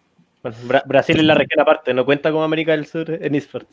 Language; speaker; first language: Spanish; native; Spanish